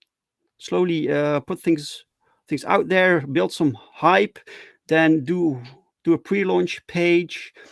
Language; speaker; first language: English; non-native, fluent; Dutch